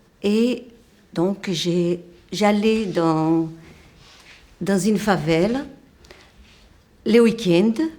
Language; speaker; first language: French; non-native, fluent; Portuguese